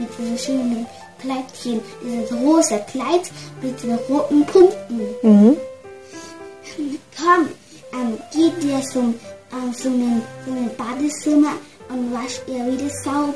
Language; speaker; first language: German; early bilingual, heritage; German